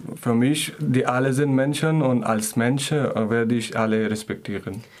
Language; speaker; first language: German; non-native, fluent; Persian